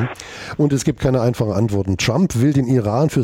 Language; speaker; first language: German; native; German